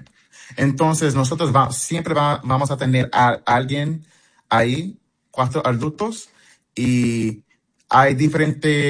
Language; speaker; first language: Spanish; early bilingual, heritage; English